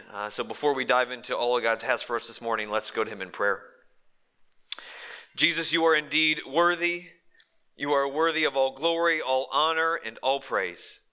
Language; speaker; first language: English; native; English